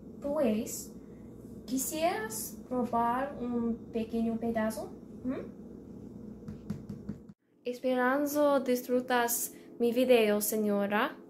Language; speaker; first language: Spanish; non-native, learner; English